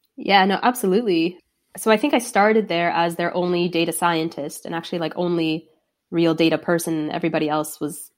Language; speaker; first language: English; native; English